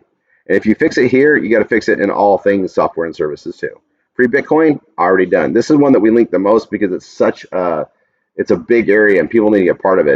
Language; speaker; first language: English; native; English